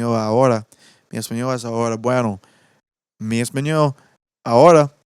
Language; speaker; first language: Spanish; non-native, learner; English